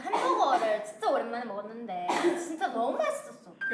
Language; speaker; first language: Korean; non-native, fluent; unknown